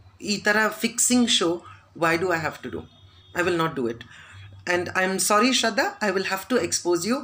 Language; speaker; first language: Kannada; non-native, learner; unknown